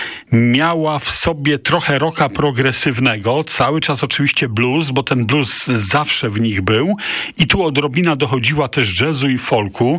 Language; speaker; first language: Polish; native; Polish